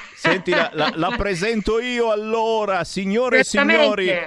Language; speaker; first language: Italian; native; Italian